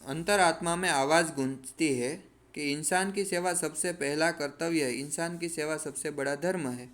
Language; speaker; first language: Hindi; non-native, local second language; Gujarati